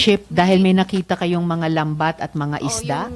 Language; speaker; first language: Filipino; native; Filipino